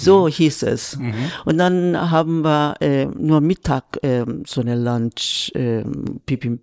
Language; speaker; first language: German; non-native, fluent; Korean